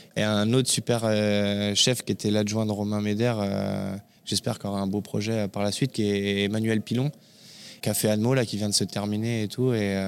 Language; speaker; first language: French; native; French